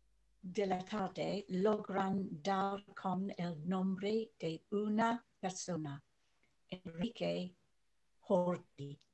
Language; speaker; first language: Spanish; non-native, learner; English